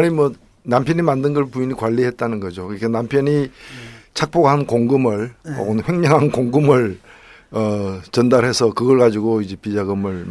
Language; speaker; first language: Korean; native; Korean